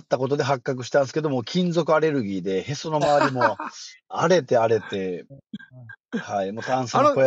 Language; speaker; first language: Japanese; native; Japanese